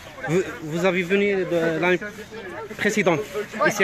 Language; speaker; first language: French; non-native, local second language; Arabic